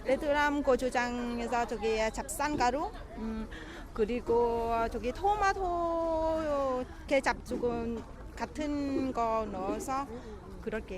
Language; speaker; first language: Korean; non-native, learner; Vietnamese